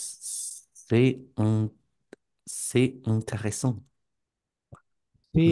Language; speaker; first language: French; non-native, learner; Spanish